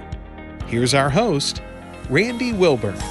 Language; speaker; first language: English; native; English